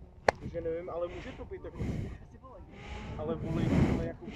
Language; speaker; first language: Czech; native; Czech